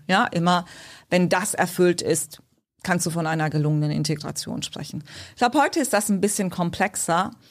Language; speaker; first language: German; early bilingual, other home language; Turkish